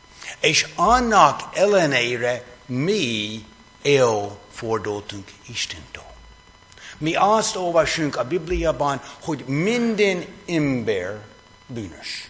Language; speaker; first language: Hungarian; non-native, fluent; English